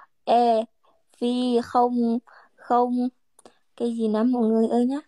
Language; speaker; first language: Vietnamese; non-native, learner; Indonesian